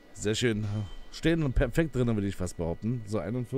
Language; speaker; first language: German; native; German